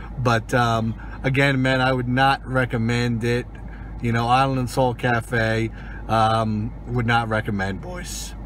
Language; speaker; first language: English; native; English